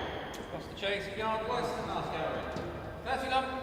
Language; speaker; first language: English; native; English